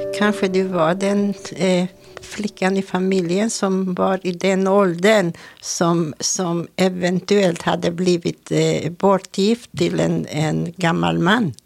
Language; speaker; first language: Swedish; non-native, fluent; Hungarian